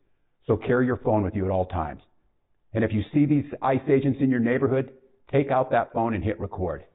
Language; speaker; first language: English; native; English